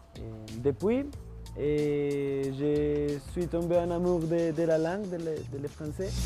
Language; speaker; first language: French; non-native, learner; Spanish